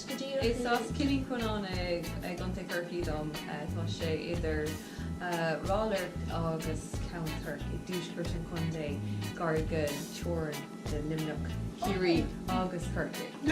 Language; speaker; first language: Irish; non-native, local second language; English